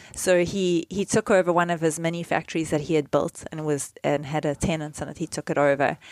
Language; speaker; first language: English; native; English